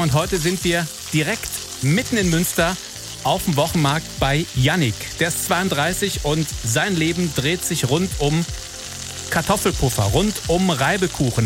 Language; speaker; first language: German; native; German